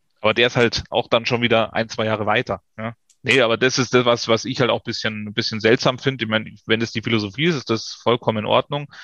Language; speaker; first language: German; native; German